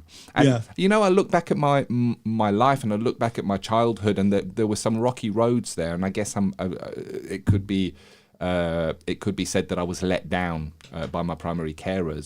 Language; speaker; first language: English; native; English